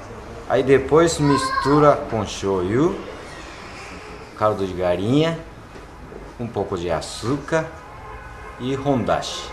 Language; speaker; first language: Portuguese; non-native, learner; Japanese